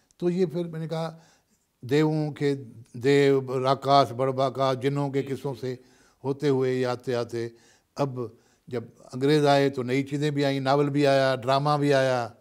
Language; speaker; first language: Urdu; non-native, local second language; Sindhi